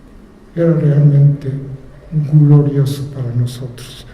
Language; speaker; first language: Spanish; non-native, fluent; Japanese